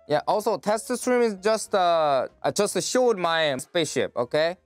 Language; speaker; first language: English; non-native, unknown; Korean